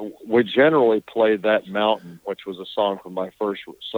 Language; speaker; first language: English; native; English